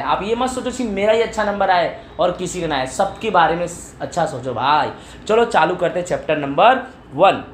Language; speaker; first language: Hindi; non-native, local second language; Gujarati